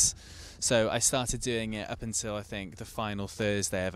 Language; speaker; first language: English; native; English